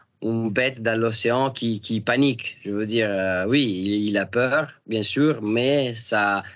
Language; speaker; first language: French; non-native, fluent; Italian